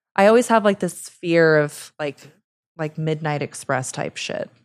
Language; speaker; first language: English; early bilingual, other home language; Italian